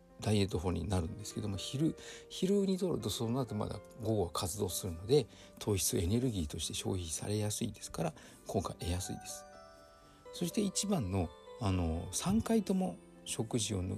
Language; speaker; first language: Japanese; native; Japanese